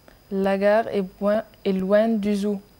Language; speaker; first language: French; non-native, learner; Arabic